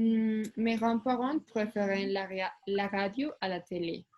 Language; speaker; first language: French; non-native, learner; Spanish